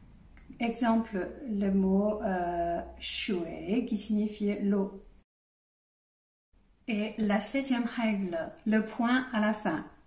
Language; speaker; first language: French; non-native, fluent; Chinese